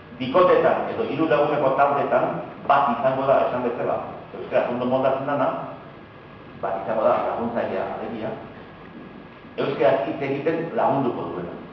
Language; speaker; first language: Basque; native; Basque